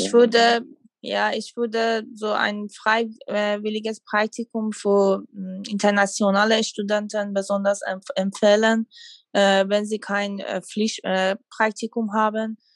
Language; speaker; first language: German; non-native, fluent; Persian